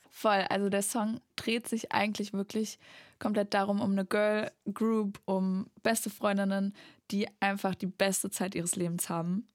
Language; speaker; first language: German; native; German